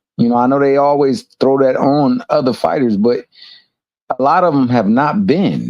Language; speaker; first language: English; native; English